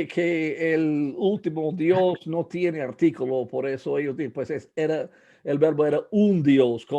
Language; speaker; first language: Spanish; non-native, fluent; English